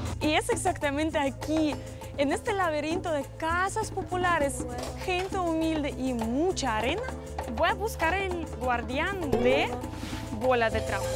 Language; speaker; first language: Spanish; non-native, fluent; Russian